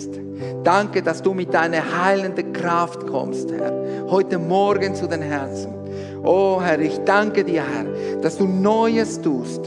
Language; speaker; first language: German; non-native, fluent; Spanish